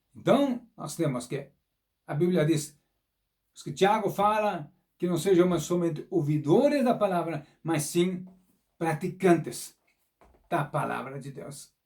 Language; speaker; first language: Portuguese; non-native, fluent; German